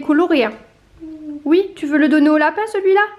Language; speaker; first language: French; native; French